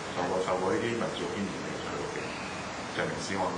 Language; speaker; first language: Cantonese; native; Cantonese